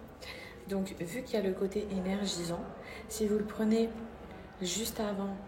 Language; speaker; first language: French; native; French